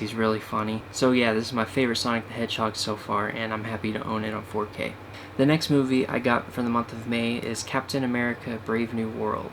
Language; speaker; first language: English; native; English